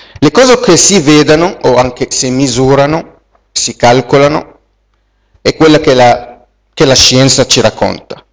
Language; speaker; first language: Italian; non-native, fluent; Arabic